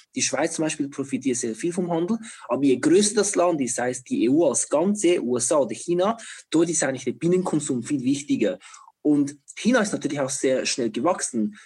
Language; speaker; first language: German; non-native, fluent; Chinese